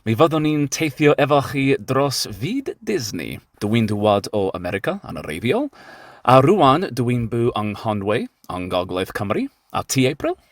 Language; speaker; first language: Welsh; non-native, learner; English